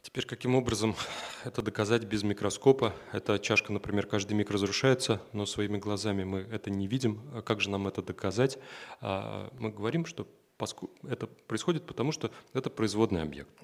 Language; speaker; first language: Russian; native; Russian